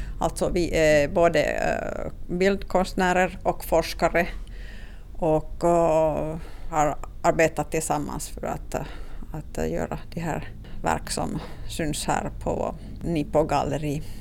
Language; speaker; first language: Swedish; non-native, local second language; Finnish